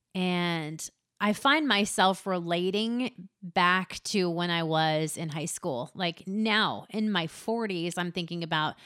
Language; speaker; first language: English; native; English